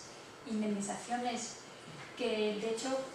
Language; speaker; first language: Spanish; native; Spanish